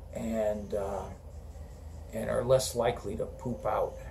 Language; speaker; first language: English; native; English